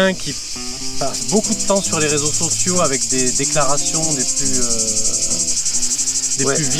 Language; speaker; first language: French; native; French